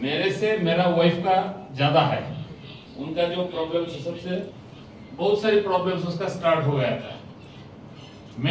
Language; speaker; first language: Hindi; non-native, local second language; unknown